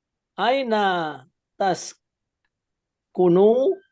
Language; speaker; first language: Arabic; non-native, learner; Indonesian